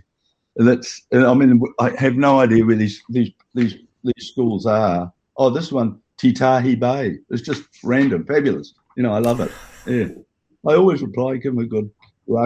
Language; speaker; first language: English; native; English